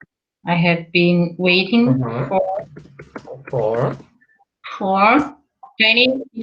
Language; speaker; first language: English; non-native, learner; Portuguese